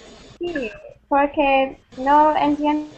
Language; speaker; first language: Spanish; non-native, learner; English